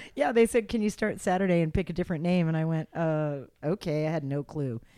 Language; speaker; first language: English; native; English